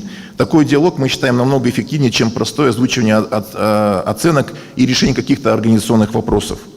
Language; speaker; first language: Russian; native; Russian